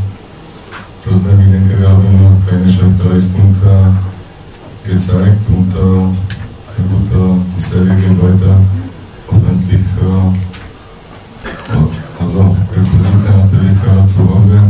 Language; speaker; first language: German; non-native, learner; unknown